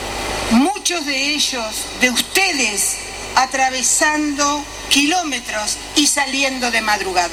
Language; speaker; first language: Spanish; native; Spanish